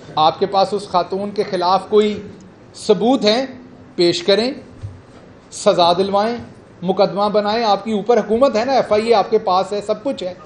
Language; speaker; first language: Urdu; non-native, local second language; Punjabi